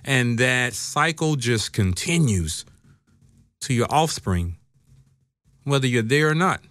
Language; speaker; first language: English; native; English